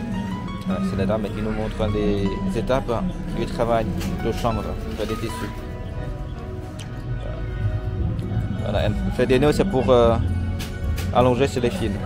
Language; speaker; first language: French; non-native, fluent; Vietnamese